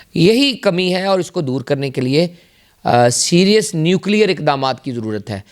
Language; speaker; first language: Urdu; non-native, local second language; Punjabi